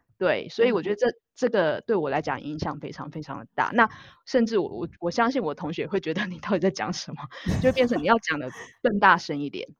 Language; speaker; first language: Chinese; native; Chinese